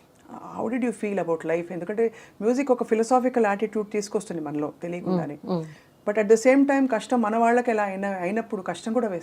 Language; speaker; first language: Telugu; native; Telugu